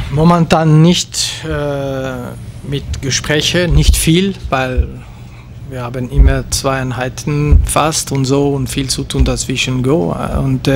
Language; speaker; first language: German; non-native, local second language; French